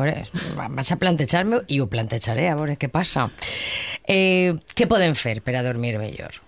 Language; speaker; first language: Catalan; native; Catalan